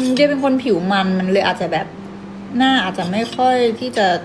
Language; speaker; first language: Thai; native; Thai